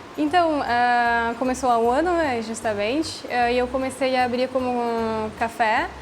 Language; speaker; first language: Portuguese; non-native, fluent; French